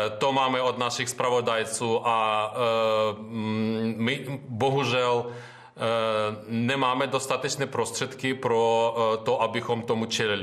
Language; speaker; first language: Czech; non-native, fluent; Ukrainian